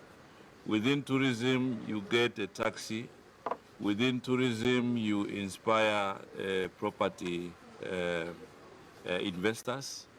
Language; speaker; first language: English; non-native, local second language; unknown